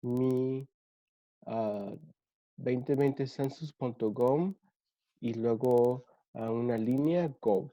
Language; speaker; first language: Spanish; early bilingual, other home language; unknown